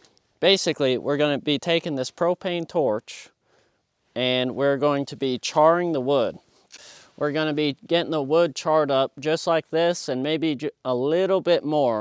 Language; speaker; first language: English; native; English